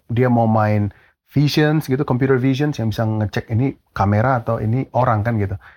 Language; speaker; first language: Indonesian; native; Indonesian